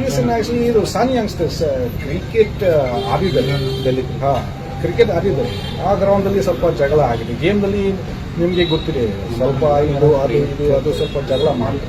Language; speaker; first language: Kannada; non-native, fluent; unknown